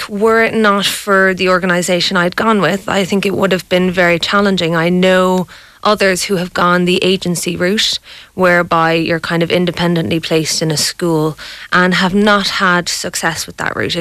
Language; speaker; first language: English; native; English